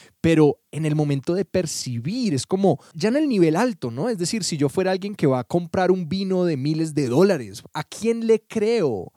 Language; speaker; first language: Spanish; native; Spanish